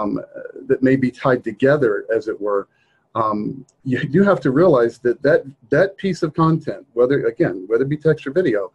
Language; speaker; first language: English; native; English